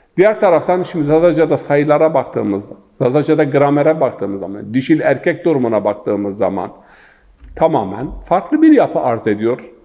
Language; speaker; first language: Turkish; non-native, local second language; Zaza